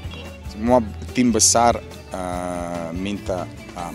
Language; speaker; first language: Indonesian; non-native, fluent; Serbian